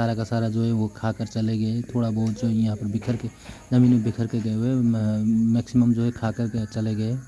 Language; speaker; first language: Hindi; non-native, local second language; Nepali